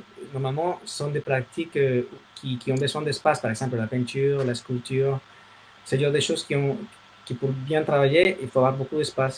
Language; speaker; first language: French; non-native, fluent; Spanish